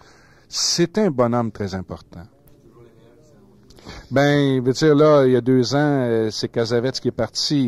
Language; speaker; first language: French; native; French